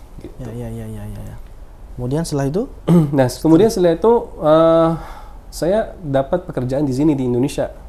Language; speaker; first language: Indonesian; non-native, fluent; Filipino